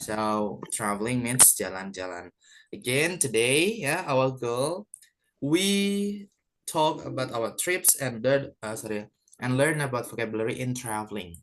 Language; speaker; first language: English; non-native, fluent; Indonesian